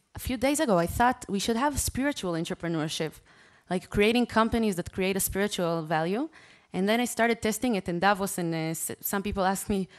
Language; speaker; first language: English; non-native, fluent; Hebrew